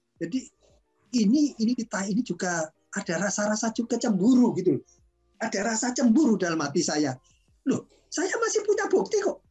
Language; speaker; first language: Indonesian; non-native, local second language; Javanese